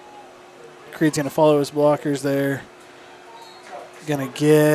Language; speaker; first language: English; native; English